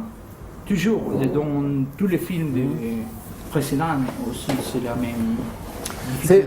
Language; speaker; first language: French; non-native, fluent; Spanish